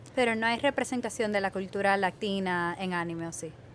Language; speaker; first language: Spanish; early bilingual, heritage; Spanish